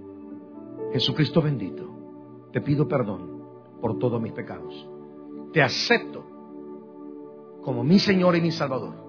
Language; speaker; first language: Spanish; native; Spanish